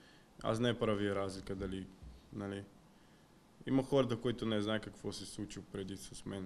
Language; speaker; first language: Bulgarian; non-native, learner; Portuguese